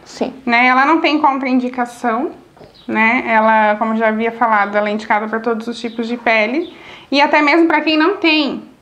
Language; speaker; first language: Portuguese; native; Portuguese